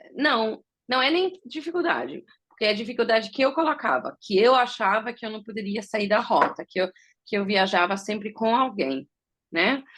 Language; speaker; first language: Portuguese; early bilingual, heritage; Portuguese